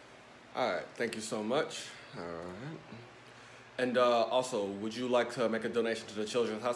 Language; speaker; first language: English; native; English